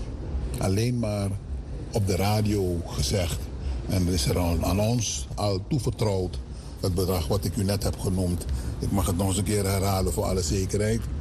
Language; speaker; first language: Dutch; native; Dutch